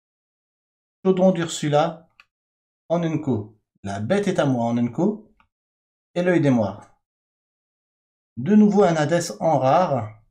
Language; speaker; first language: French; native; French